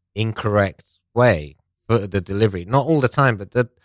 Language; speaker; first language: English; non-native, local second language; Persian